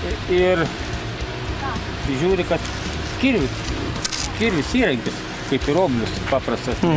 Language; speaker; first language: Lithuanian; native; Lithuanian